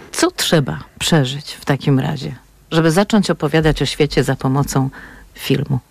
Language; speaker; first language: Polish; native; Polish